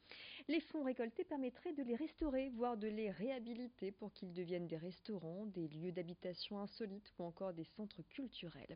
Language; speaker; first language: French; native; French